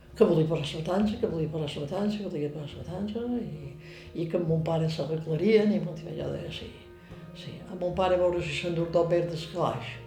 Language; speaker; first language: Catalan; native; Catalan